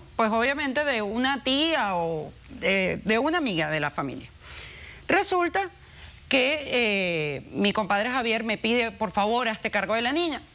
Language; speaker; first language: Spanish; native; Spanish